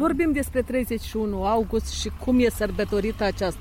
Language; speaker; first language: Romanian; native; Romanian